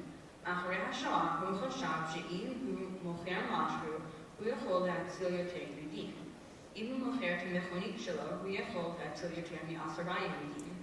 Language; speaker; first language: Hebrew; non-native, learner; English